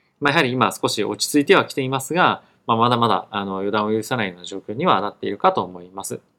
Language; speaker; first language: Japanese; native; Japanese